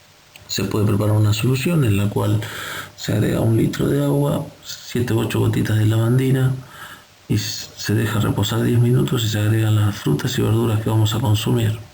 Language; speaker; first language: Spanish; native; Spanish